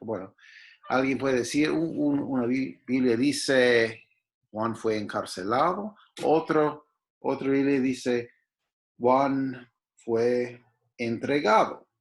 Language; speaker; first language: Spanish; non-native, fluent; English